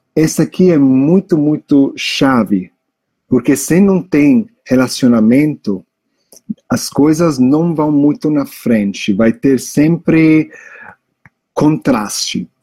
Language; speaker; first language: Portuguese; non-native, fluent; English